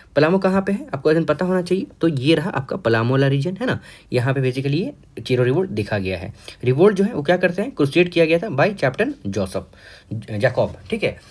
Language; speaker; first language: Hindi; native; Hindi